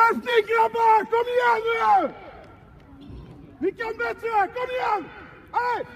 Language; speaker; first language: Swedish; non-native, fluent; French